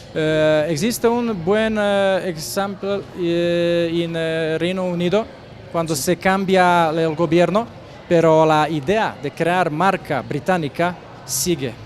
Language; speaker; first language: Spanish; non-native, learner; Croatian